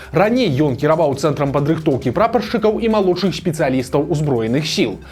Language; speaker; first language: Belarusian; native; Belarusian